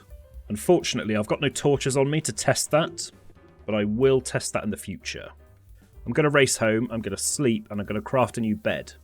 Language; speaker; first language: English; native; English